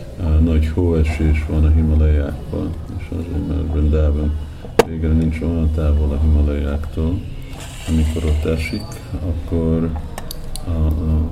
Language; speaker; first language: Hungarian; early bilingual, heritage; Hungarian